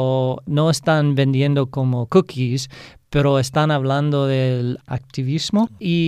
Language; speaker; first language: Spanish; non-native, fluent; English